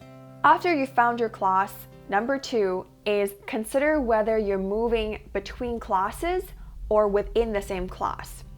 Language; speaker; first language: English; early bilingual, other home language; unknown